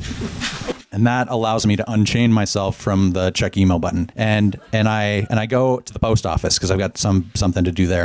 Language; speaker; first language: English; native; English